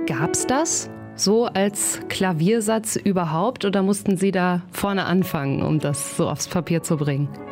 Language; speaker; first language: German; native; German